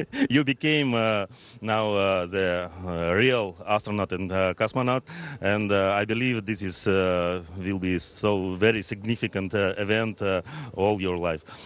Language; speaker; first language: English; non-native, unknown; Russian